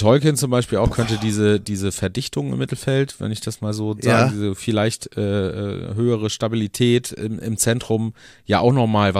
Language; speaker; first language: German; native; German